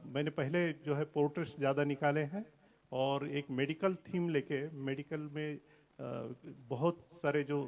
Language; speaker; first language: Hindi; non-native, local second language; Marathi